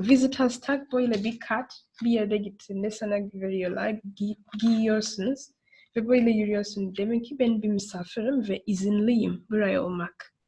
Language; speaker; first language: Turkish; non-native, learner; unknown